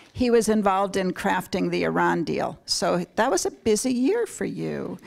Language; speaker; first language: English; native; English